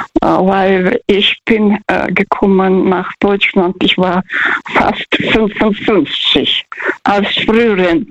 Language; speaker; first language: German; non-native, learner; Russian